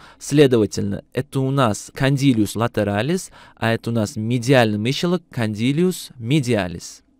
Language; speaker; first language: Russian; non-native, local second language; Uzbek